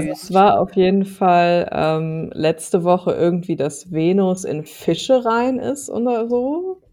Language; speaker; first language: German; native; German